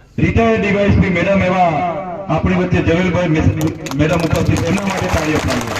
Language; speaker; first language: Gujarati; non-native, local second language; Vasavi